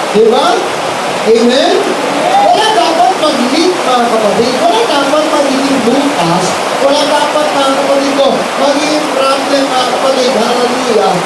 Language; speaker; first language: Filipino; non-native, local second language; Cebuano